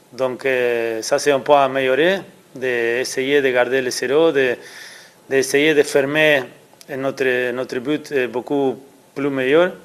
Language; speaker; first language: French; non-native, learner; Spanish